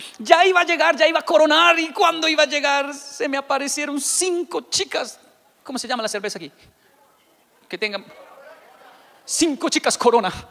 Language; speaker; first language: Spanish; native; Spanish